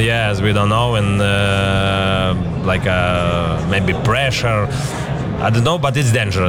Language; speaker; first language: English; non-native, learner; Ukrainian